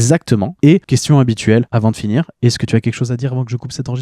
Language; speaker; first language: French; native; French